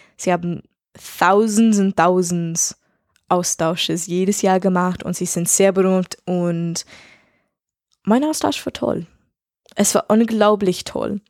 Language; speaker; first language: German; non-native, learner; English